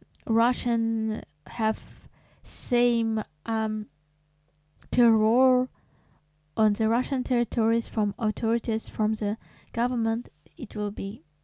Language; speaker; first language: English; non-native, learner; Crimean Tatar